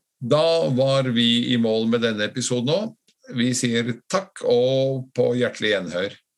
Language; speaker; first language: Norwegian; non-native, fluent; Latvian